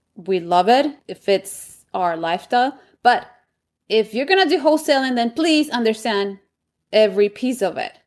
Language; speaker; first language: English; non-native, fluent; Spanish